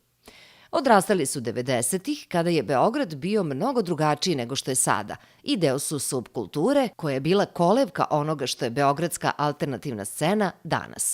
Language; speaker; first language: Serbian; native; Serbian